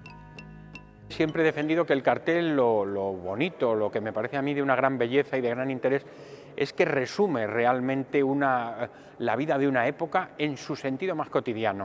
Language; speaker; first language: Spanish; native; Spanish